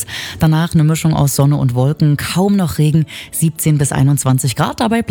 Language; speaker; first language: German; native; German